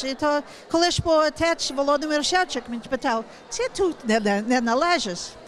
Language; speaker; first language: Ukrainian; early bilingual, heritage; English